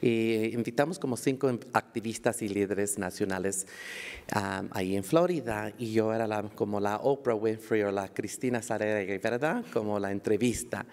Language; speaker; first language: Spanish; early bilingual, heritage; Spanish